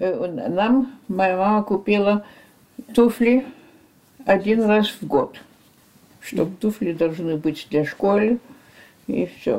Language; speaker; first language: Russian; early bilingual, heritage; French